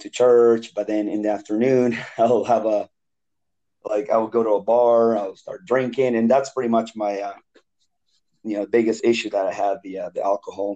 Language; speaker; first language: English; non-native, fluent; Spanish